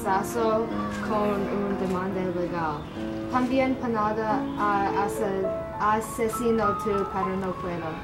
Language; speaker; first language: Spanish; non-native, learner; English